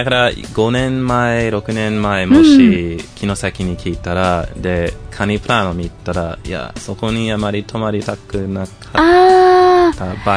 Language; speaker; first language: Japanese; non-native, fluent; English